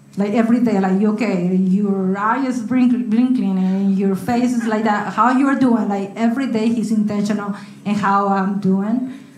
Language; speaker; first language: English; non-native, learner; Spanish